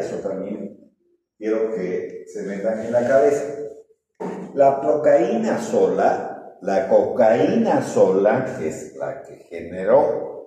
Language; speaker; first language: Spanish; native; Spanish